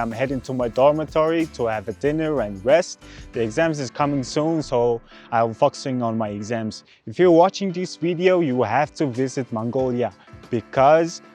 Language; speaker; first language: English; non-native, learner; Mongolian